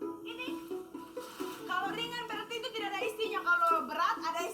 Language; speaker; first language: Indonesian; non-native, local second language; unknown